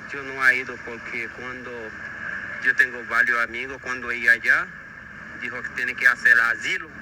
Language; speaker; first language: Spanish; non-native, learner; Haitian Creole